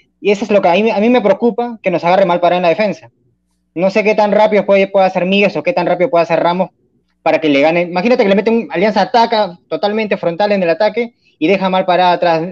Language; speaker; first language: Spanish; native; Spanish